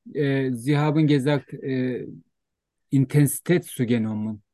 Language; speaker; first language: German; non-native, learner; Turkish